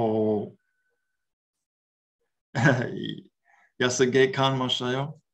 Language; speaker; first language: Korean; non-native, learner; English